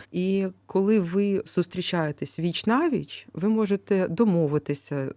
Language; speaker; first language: Ukrainian; native; Ukrainian